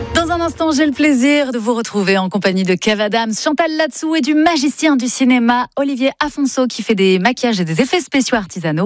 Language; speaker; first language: French; native; French